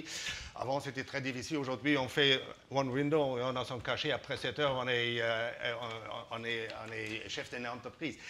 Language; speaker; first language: French; non-native, fluent; German